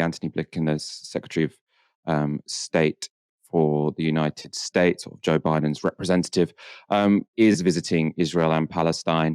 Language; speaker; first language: English; native; English